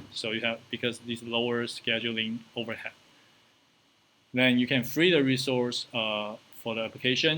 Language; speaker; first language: English; non-native, fluent; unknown